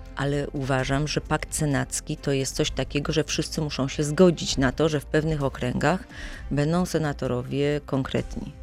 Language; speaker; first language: Polish; native; Polish